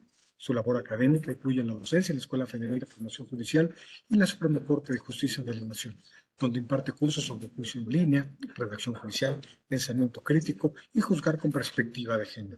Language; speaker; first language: Spanish; native; Spanish